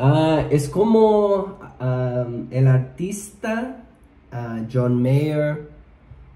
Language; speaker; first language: Spanish; non-native, learner; English